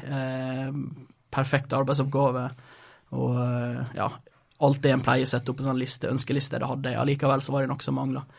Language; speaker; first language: Norwegian; early bilingual, other home language; Swedish